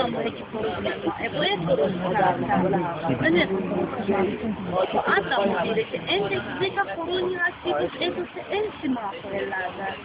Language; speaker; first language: Greek; non-native, learner; Persian